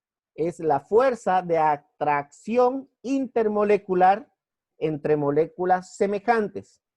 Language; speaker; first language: Spanish; native; Spanish